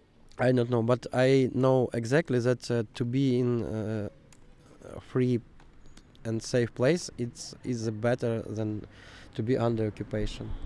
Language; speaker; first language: English; non-native, learner; Ukrainian